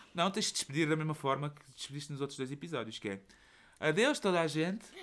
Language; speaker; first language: Portuguese; native; Portuguese